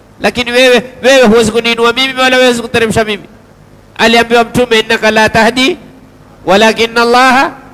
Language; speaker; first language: Swahili; native; Swahili